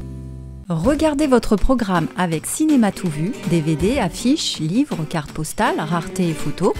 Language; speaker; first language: French; native; French